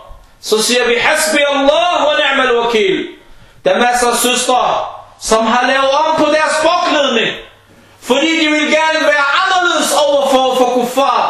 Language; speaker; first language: Danish; early bilingual, other home language; Arabic